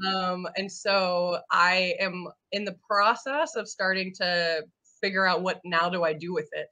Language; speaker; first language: English; native; English